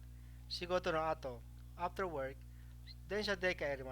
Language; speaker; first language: Japanese; non-native, fluent; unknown